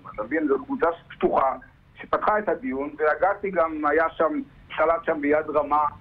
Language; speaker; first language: Hebrew; native; Hebrew